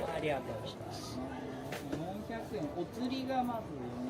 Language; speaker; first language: Japanese; native; Japanese